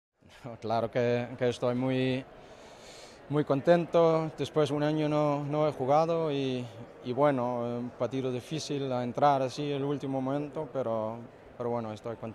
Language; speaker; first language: Spanish; non-native, fluent; Danish